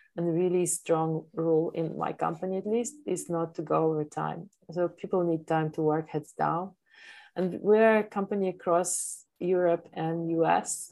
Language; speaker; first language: English; non-native, fluent; Polish